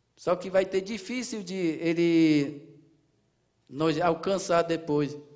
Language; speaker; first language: Portuguese; non-native, local second language; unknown